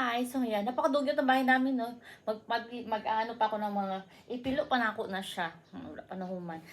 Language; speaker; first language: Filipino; non-native, local second language; Cebuano